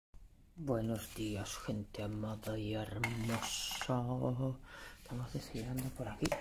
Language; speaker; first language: Spanish; native; Spanish